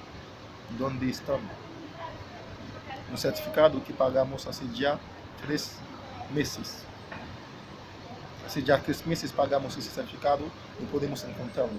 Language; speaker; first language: Spanish; non-native, fluent; Haitian Creole